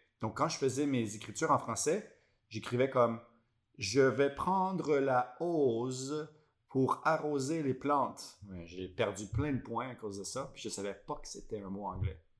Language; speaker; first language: French; native; French